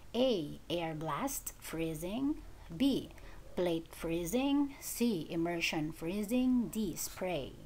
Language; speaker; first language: English; non-native, local second language; Filipino